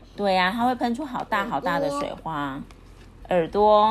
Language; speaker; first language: Chinese; native; Chinese